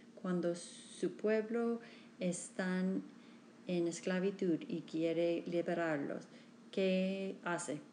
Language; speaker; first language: Spanish; non-native, learner; English